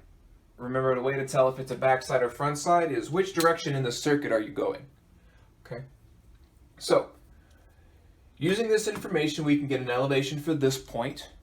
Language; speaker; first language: English; native; English